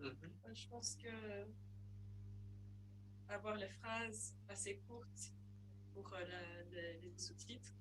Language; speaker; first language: French; non-native, learner; English